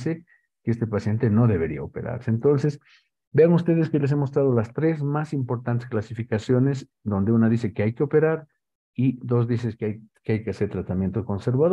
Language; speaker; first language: Spanish; native; Spanish